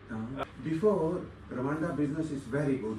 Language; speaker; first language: English; non-native, learner; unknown